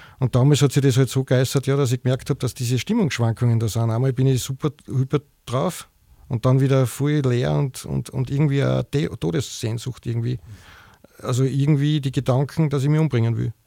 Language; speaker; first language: German; native; German